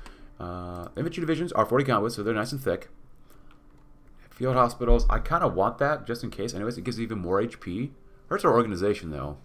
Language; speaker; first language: English; native; English